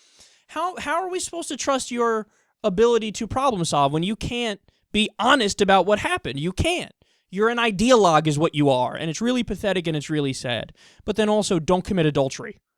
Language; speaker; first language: English; native; English